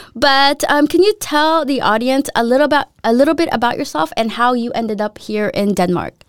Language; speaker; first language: English; native; English